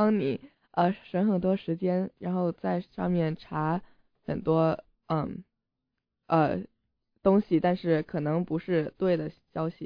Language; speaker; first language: Chinese; early bilingual, heritage; Chinese